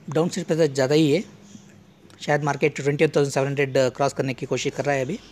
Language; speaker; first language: Hindi; non-native, local second language; Kannada